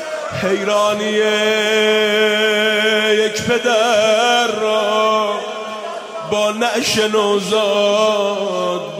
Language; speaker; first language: Persian; native; Persian